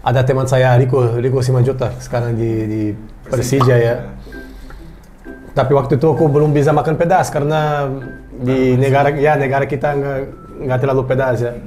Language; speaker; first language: Indonesian; non-native, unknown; Portuguese